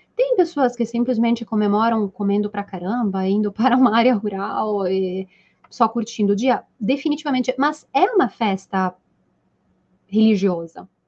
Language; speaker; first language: Portuguese; non-native, fluent; Italian